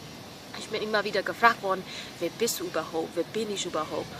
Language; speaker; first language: German; non-native, fluent; Burmese